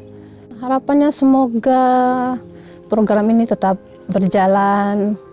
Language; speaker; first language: Indonesian; native; Indonesian